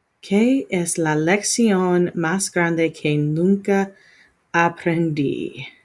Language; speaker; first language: Spanish; non-native, learner; English